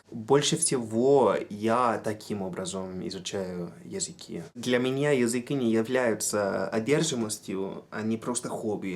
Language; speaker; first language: Russian; non-native, fluent; English